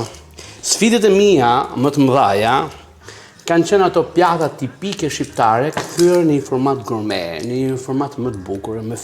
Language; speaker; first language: Albanian; native; Albanian